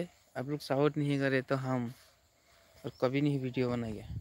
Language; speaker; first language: Hindi; non-native, local second language; Bangla